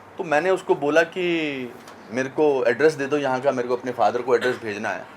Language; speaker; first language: Hindi; native; Hindi